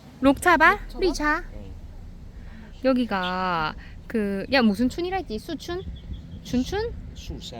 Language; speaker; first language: Korean; native; Korean